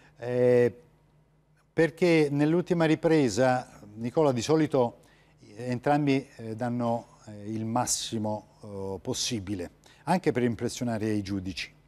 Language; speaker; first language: Italian; native; Italian